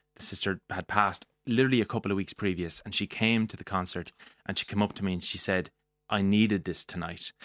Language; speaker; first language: English; native; English